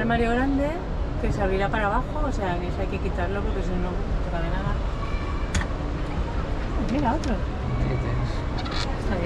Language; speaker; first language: Spanish; native; Spanish